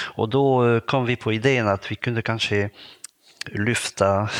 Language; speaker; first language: Swedish; non-native, fluent; French